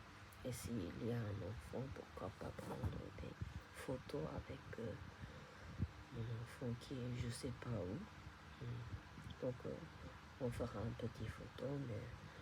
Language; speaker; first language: French; non-native, fluent; Japanese